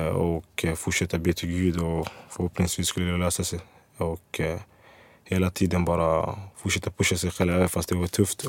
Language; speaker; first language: Swedish; early bilingual, other home language; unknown